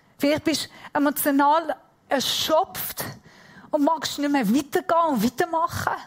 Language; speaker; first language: German; non-native, fluent; Persian